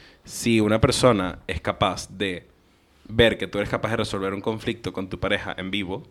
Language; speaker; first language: Spanish; early bilingual, heritage; Spanish